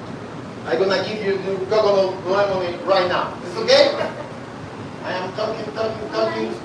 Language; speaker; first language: English; non-native, learner; Spanish